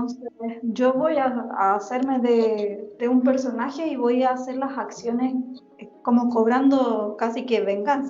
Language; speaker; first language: Spanish; native; Spanish